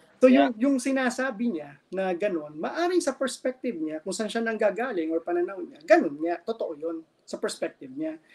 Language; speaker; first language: Filipino; native; Filipino